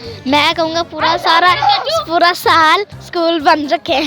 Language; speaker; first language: Hindi; non-native, local second language; Punjabi